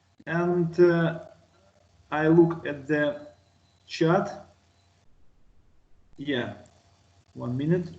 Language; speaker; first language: English; non-native, learner; Russian